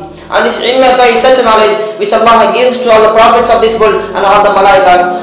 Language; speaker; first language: English; non-native, local second language; Tamil